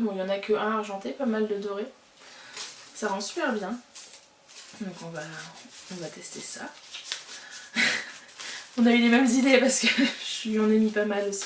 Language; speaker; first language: French; native; French